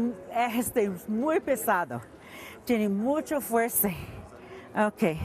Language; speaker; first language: Spanish; non-native, learner; English